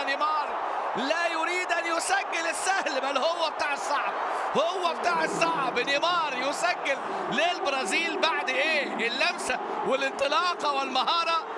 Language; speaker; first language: Arabic; native; Arabic